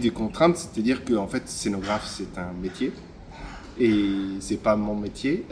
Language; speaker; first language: French; native; French